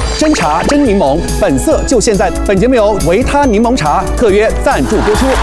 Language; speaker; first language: Chinese; native; Chinese